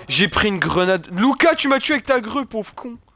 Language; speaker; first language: French; native; French